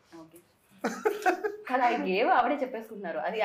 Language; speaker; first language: Telugu; native; Telugu